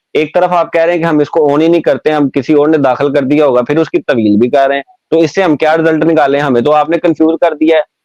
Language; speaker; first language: Urdu; non-native, local second language; Punjabi